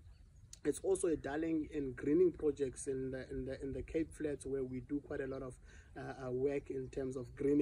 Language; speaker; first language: English; non-native, local second language; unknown